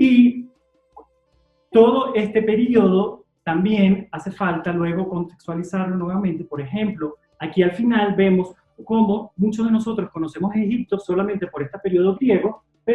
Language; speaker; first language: Spanish; native; Spanish